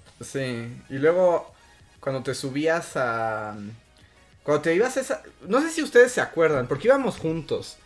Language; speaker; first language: Spanish; native; Spanish